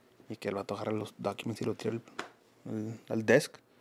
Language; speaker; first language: Spanish; early bilingual, heritage; Spanish